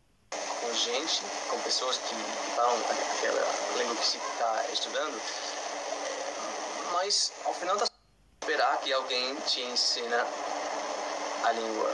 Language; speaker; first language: Portuguese; non-native, fluent; English